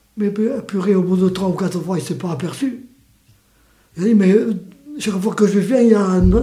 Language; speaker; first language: French; early bilingual, other home language; Spanish